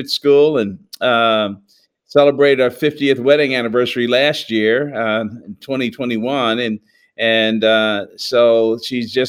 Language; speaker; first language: English; native; English